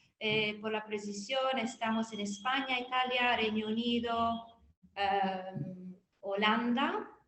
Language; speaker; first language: Spanish; non-native, fluent; Italian